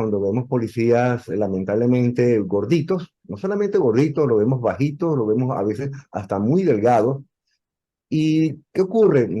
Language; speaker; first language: Spanish; native; Spanish